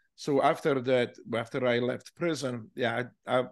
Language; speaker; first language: English; non-native, fluent; Polish